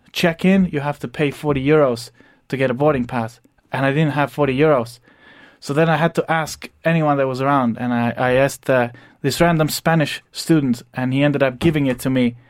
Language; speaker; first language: English; non-native, fluent; Croatian